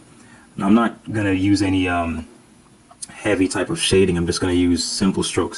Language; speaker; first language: English; native; English